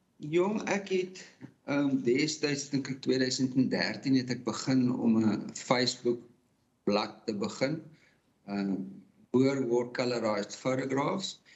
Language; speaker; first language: Afrikaans; native; Afrikaans